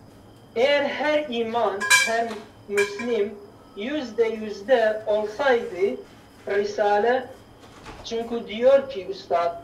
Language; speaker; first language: Turkish; non-native, learner; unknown